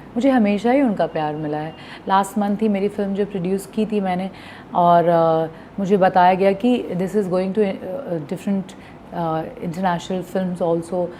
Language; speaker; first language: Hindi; non-native, local second language; Bhojpuri